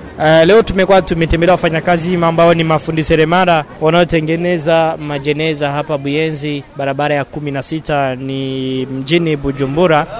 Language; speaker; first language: Swahili; non-native, local second language; Rundi